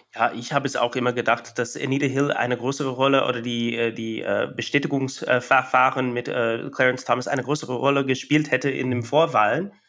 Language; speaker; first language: German; non-native, fluent; English